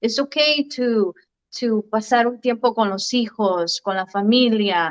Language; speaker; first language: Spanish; early bilingual, heritage; Spanish